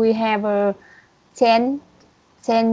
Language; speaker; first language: English; non-native, learner; Vietnamese